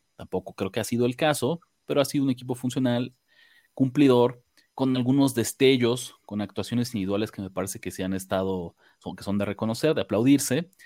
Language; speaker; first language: Spanish; native; Spanish